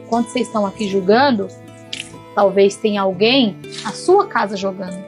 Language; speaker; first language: Portuguese; native; Portuguese